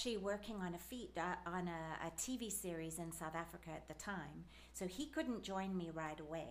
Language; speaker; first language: English; native; English